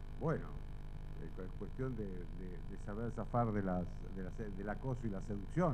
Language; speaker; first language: Spanish; native; Spanish